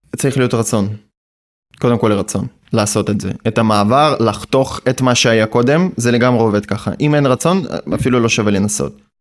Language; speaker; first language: Hebrew; non-native, fluent; Russian